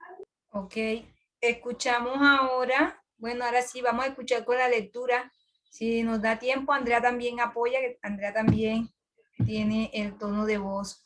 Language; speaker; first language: Spanish; native; Spanish